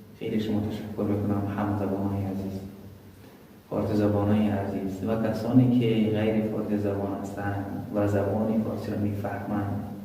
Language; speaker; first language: Persian; native; Persian